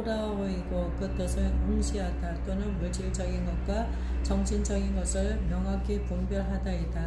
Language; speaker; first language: Korean; native; Korean